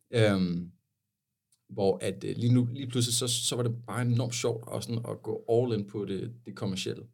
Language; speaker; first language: Danish; native; Danish